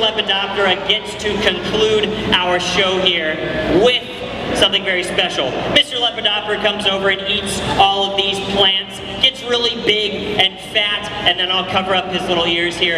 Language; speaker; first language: English; native; English